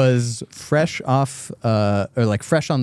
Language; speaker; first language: English; native; English